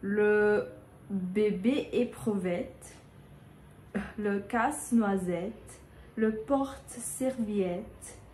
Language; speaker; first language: French; non-native, learner; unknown